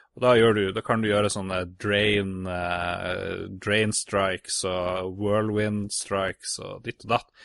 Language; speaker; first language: Norwegian; native; Norwegian